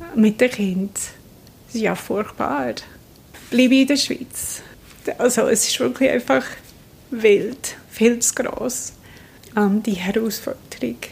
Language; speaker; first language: German; non-native, fluent; English